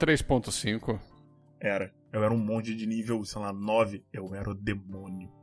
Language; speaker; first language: Portuguese; native; Portuguese